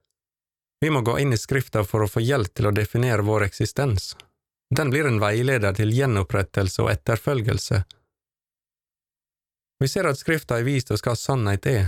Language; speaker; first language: Norwegian; native; Norwegian